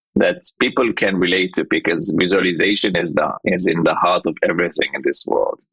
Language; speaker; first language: English; non-native, fluent; Hebrew